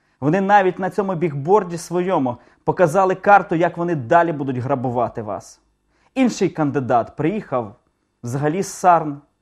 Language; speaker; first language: Ukrainian; native; Ukrainian